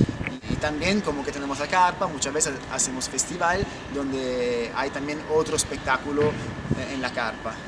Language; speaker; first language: Spanish; non-native, learner; Italian